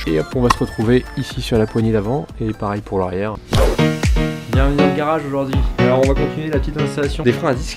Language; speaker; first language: French; native; French